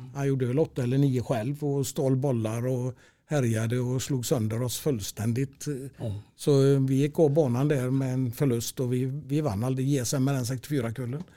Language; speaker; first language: Swedish; native; Swedish